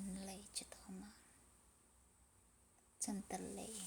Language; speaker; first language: Chinese; non-native, learner; Indonesian